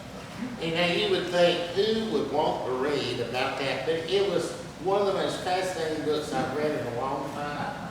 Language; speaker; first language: English; native; English